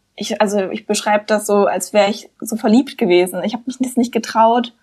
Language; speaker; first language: German; native; German